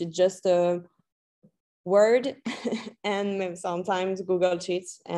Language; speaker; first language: English; non-native, learner; French